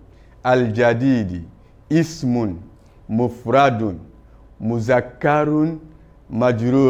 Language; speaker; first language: Arabic; non-native, fluent; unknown